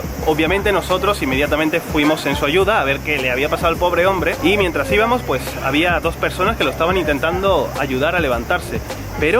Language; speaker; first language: Spanish; native; Spanish